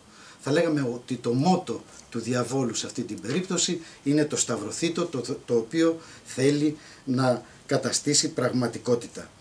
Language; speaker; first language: Greek; native; Greek